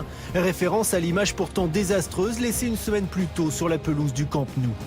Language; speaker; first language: French; native; French